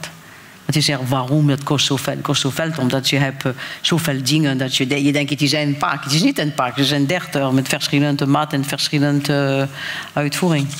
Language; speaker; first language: Dutch; non-native, fluent; French